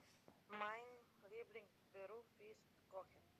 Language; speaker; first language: German; non-native, learner; Macedonian